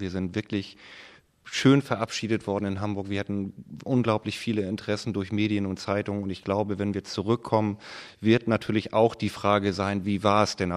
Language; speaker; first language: German; native; German